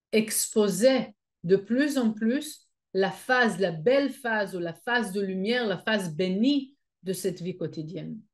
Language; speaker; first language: French; non-native, fluent; Hebrew